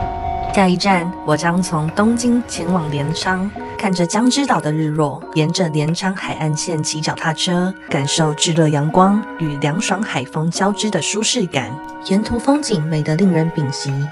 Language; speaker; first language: Chinese; native; Chinese